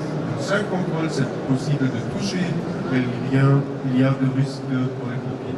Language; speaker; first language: French; non-native, learner; German